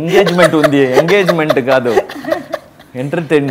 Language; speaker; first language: Telugu; non-native, learner; Tamil